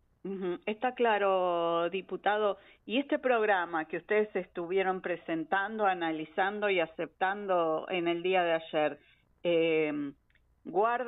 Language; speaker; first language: Spanish; native; Spanish